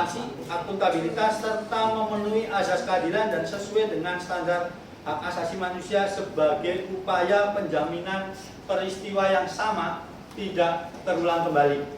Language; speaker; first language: Indonesian; native; Indonesian